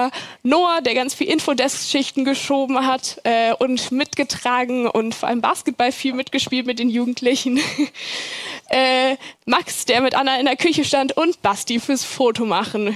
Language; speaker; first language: German; native; German